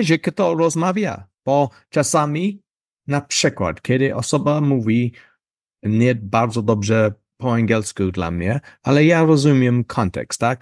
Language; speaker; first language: Polish; non-native, learner; English